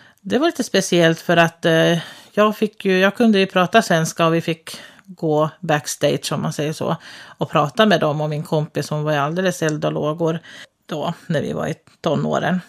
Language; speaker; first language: Swedish; early bilingual, other home language; Finnish